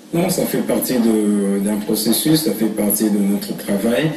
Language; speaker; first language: French; non-native, local second language; Lingala